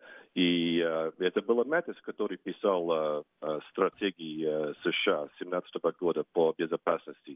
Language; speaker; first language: Russian; non-native, fluent; English